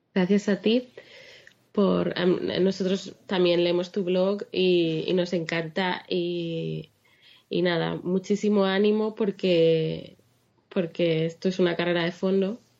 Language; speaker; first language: Spanish; native; Spanish